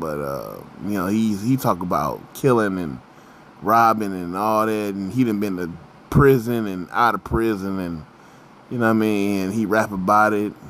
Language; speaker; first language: English; native; English